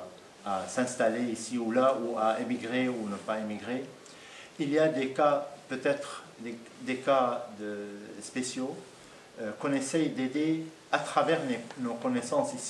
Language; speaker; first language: French; non-native, fluent; Arabic